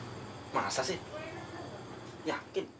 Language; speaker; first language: Indonesian; native; Indonesian